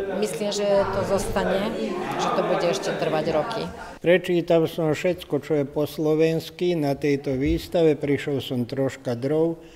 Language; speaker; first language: Slovak; native; Slovak